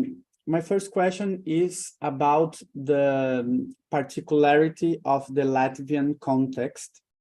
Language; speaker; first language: English; non-native, fluent; Portuguese